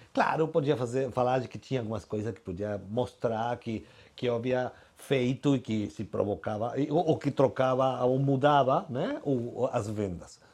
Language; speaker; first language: Portuguese; non-native, fluent; Spanish